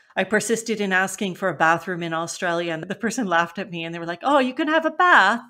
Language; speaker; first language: English; native; English